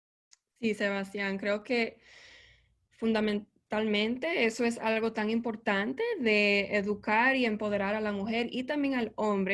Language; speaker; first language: Spanish; early bilingual, heritage; Spanish